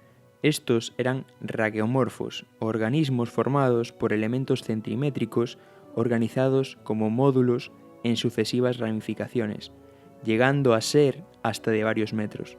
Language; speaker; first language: Spanish; native; Spanish